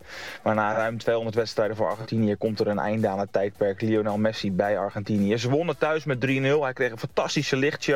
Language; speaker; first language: Dutch; native; Dutch